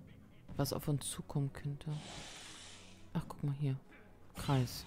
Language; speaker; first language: German; native; German